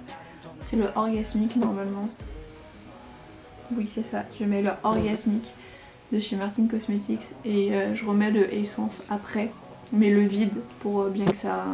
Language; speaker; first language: French; native; French